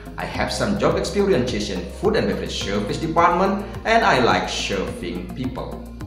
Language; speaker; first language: English; non-native, fluent; Indonesian